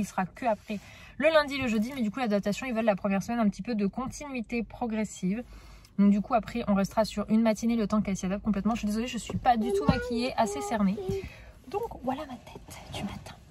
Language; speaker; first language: French; native; French